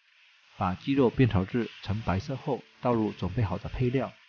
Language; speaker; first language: Chinese; native; Chinese